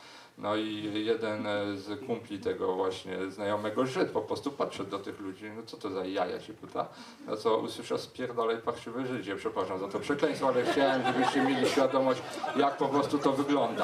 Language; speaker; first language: Polish; native; Polish